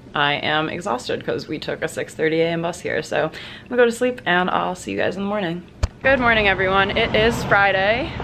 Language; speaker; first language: English; native; English